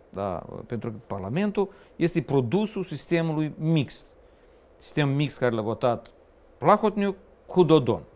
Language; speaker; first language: Romanian; native; Romanian